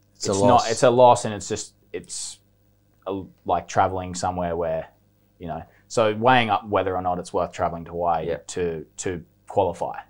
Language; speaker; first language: English; native; English